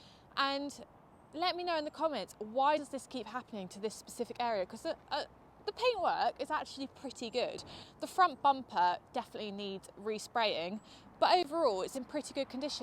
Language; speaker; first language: English; native; English